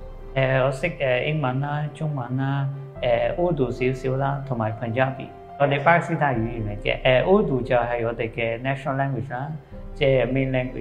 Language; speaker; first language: Cantonese; early bilingual, other home language; Punjabi